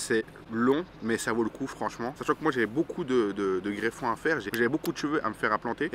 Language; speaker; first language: French; native; French